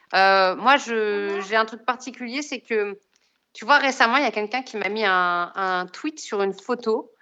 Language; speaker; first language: French; native; French